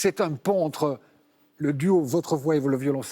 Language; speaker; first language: French; native; French